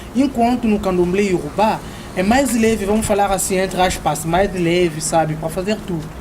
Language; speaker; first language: Portuguese; non-native, fluent; Kongo